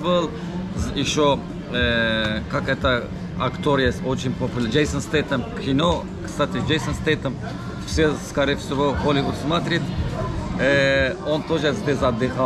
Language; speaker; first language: Russian; non-native, learner; Turkish